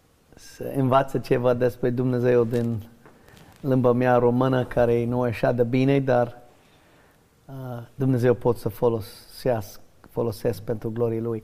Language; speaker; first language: Romanian; non-native, learner; English